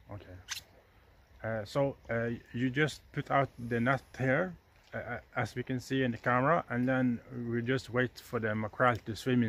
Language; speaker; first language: English; non-native, fluent; Norwegian